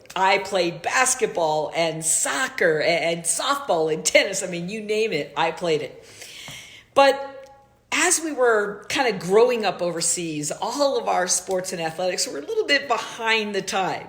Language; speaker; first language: English; native; English